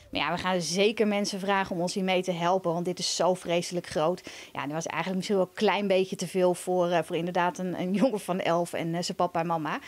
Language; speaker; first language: Dutch; native; Dutch